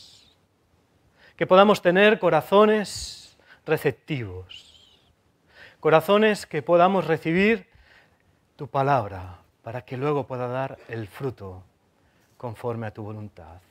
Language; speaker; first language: Spanish; native; Spanish